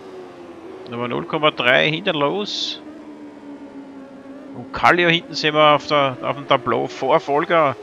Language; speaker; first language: German; native; German